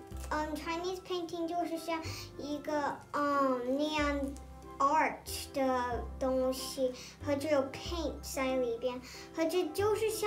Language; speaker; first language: Chinese; early bilingual, heritage; Chinese